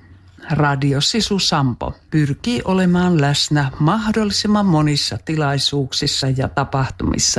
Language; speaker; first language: Finnish; native; Finnish